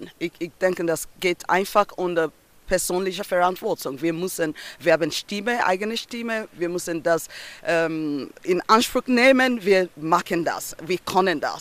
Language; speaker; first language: German; non-native, local second language; French